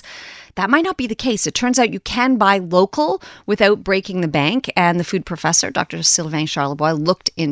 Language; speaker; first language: English; native; English